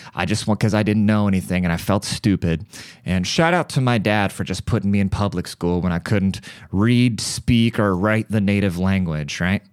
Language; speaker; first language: English; early bilingual, other home language; German